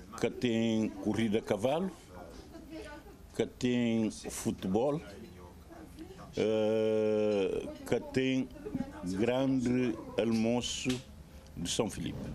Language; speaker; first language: Portuguese; non-native, local second language; Kabuverdianu